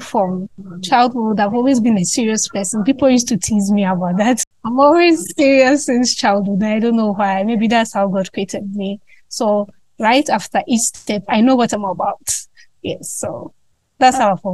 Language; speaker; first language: English; non-native, local second language; Akan